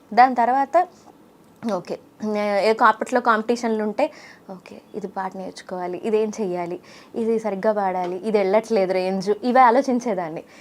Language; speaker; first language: Telugu; native; Telugu